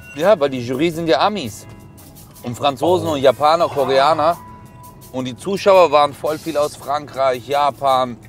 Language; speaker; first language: German; early bilingual, other home language; Turkish